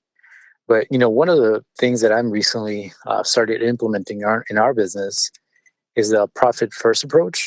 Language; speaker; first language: English; early bilingual, other home language; Spanish